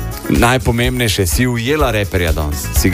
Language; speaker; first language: Slovenian; native; Slovenian